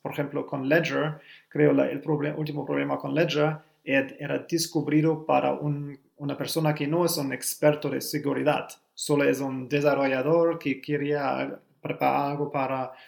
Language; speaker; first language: Spanish; non-native, learner; German